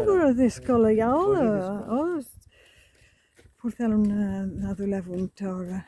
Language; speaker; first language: Greek; non-native, learner; English